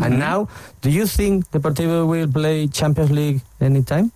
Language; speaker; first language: English; non-native, fluent; Spanish